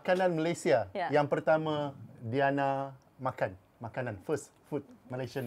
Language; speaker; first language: Malay; native; Malay